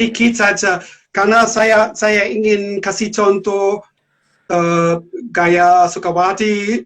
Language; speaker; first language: Indonesian; non-native, learner; German